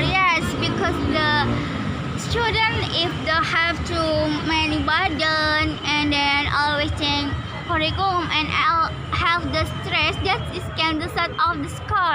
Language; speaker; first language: English; non-native, learner; Indonesian